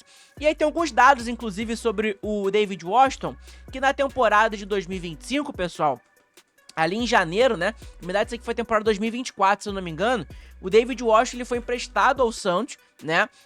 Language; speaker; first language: Portuguese; native; Portuguese